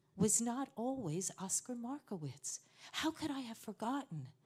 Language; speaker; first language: English; native; English